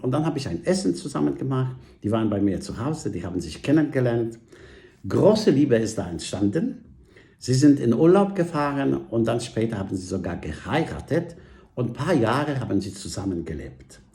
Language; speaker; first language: German; non-native, fluent; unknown